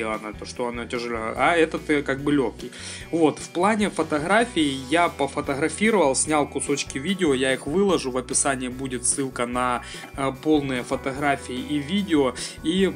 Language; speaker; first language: Russian; native; Russian